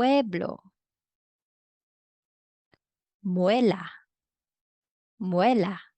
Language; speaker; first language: Spanish; non-native, fluent; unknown